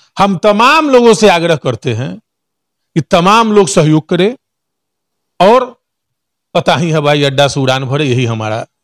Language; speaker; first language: Hindi; native; Hindi